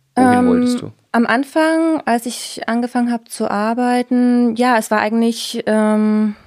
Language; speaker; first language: German; native; German